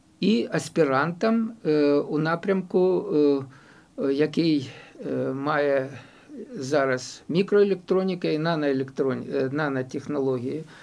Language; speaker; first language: Ukrainian; non-native, local second language; Russian